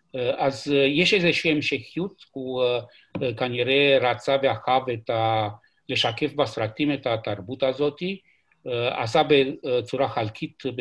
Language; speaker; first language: Hebrew; non-native, fluent; Romanian